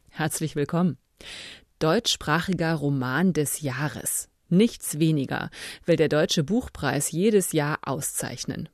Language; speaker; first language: German; native; German